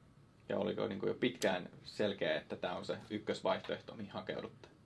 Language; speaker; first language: Finnish; native; Finnish